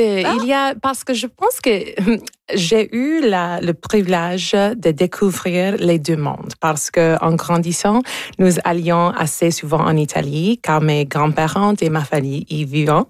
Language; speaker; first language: French; non-native, local second language; English